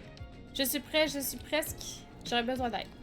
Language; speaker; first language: French; native; French